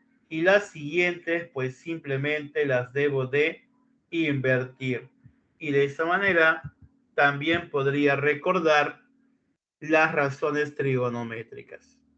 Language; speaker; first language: Spanish; native; Spanish